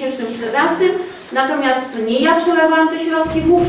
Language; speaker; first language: Polish; native; Polish